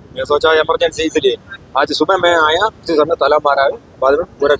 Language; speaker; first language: Hindi; non-native, local second language; Malayalam